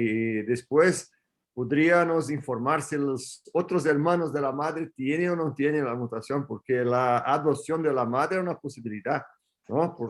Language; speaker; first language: Spanish; non-native, fluent; Portuguese